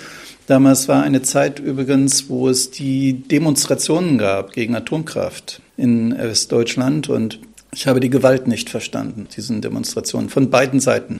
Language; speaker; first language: German; native; German